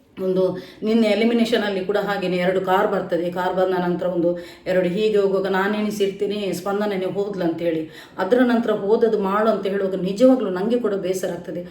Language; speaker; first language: Kannada; non-native, local second language; Tulu